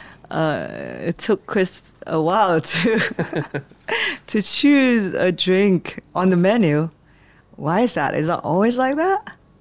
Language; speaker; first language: English; non-native, fluent; Vietnamese